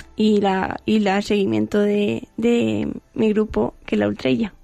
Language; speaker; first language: Spanish; native; Spanish